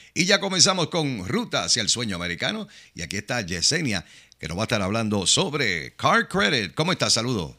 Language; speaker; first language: Spanish; native; Spanish